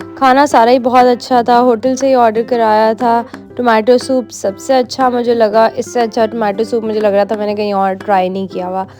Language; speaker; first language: Urdu; native; Urdu